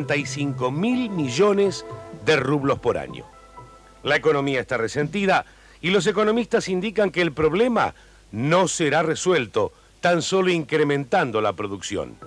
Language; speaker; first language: Spanish; native; Spanish